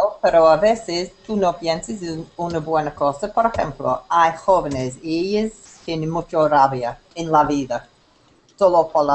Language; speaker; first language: Spanish; non-native, learner; English